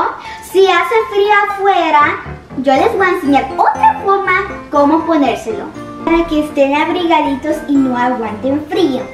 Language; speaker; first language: Spanish; early bilingual, other home language; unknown